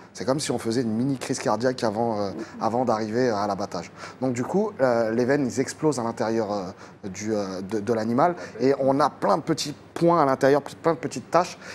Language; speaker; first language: French; native; French